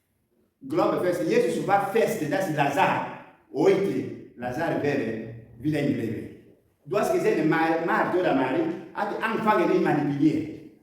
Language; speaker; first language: German; non-native, learner; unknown